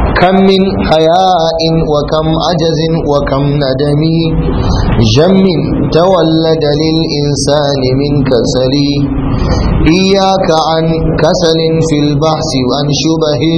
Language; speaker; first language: Arabic; non-native, fluent; Hausa